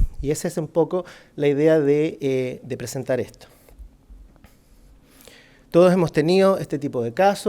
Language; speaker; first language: Spanish; native; Spanish